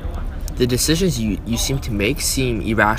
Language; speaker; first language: English; early bilingual, other home language; Chinese